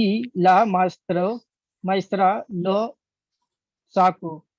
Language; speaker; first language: Spanish; non-native, learner; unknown